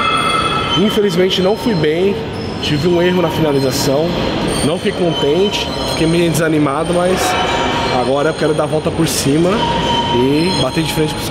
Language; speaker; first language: Portuguese; native; Portuguese